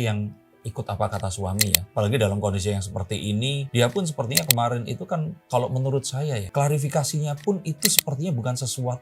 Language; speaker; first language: Indonesian; native; Indonesian